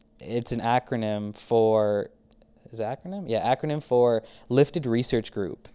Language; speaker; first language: English; early bilingual, other home language; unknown